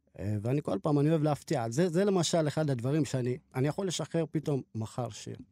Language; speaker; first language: Hebrew; native; Hebrew